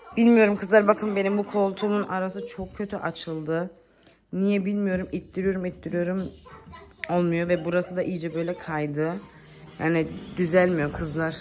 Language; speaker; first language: Turkish; early bilingual, heritage; Turkish